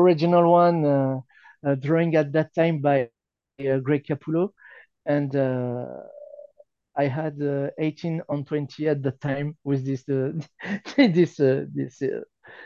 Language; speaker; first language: English; non-native, fluent; French